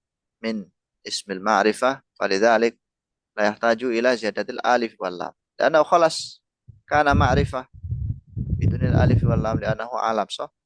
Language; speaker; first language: Arabic; non-native, fluent; Indonesian